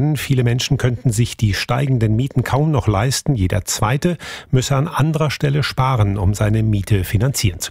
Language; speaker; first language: German; native; German